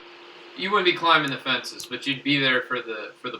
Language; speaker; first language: English; native; English